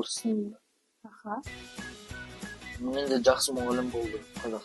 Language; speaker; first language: Kazakh; non-native, local second language; Russian